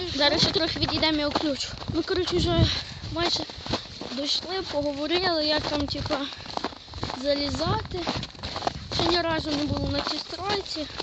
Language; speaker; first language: Ukrainian; native; Ukrainian